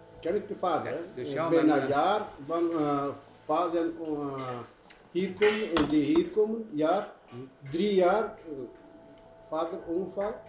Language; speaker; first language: Dutch; non-native, learner; Turkish